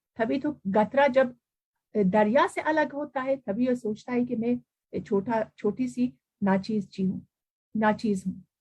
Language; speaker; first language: Urdu; non-native, fluent; Persian